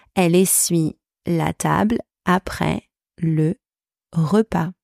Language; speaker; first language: French; native; French